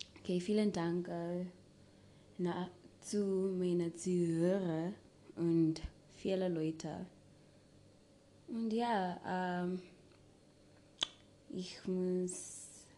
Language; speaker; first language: German; non-native, learner; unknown